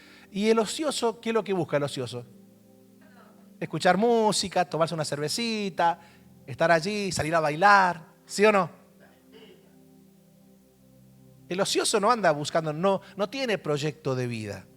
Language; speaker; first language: Spanish; native; Spanish